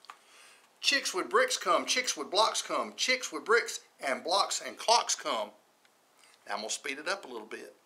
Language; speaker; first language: English; native; English